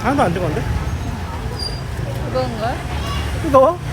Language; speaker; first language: Korean; native; Korean